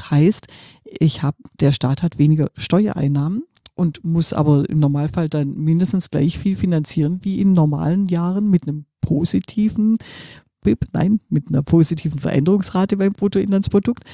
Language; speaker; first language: German; native; German